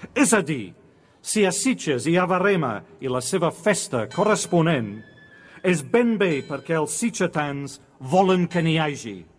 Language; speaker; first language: Catalan; non-native, fluent; English